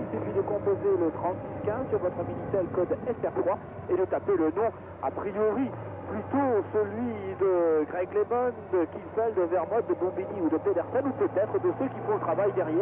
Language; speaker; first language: French; native; French